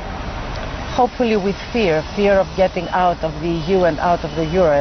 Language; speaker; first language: English; non-native, fluent; Greek